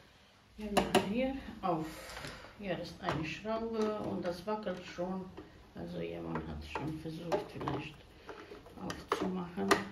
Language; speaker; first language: German; non-native, fluent; Croatian